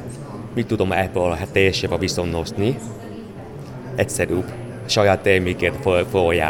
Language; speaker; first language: Hungarian; non-native, learner; Chinese